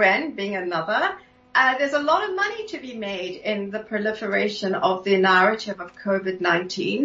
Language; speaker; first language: English; native; English